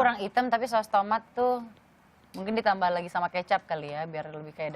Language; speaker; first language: Indonesian; native; Indonesian